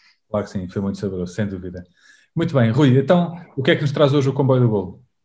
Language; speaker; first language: Portuguese; native; Portuguese